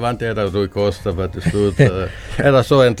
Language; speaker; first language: Italian; non-native, learner; Swedish